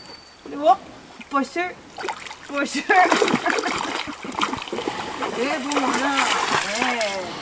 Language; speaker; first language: French; native; French